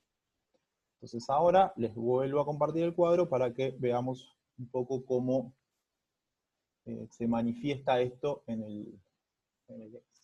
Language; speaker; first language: Spanish; native; Spanish